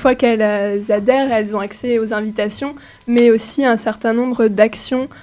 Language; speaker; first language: French; native; French